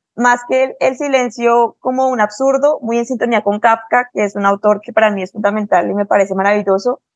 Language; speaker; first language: Spanish; native; Spanish